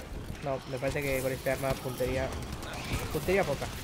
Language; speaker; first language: Spanish; native; Spanish